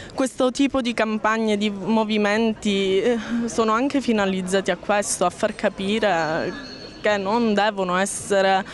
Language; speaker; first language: Italian; non-native, fluent; Ukrainian